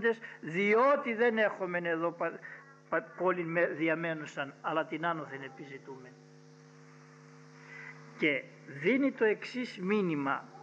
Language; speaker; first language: Greek; native; Greek